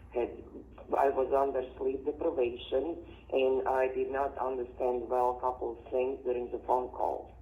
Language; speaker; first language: English; non-native, fluent; Latvian